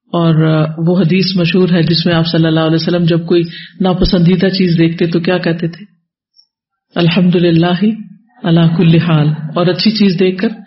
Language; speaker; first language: Urdu; native; Urdu